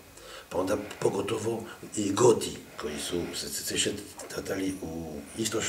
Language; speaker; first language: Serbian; non-native, fluent; French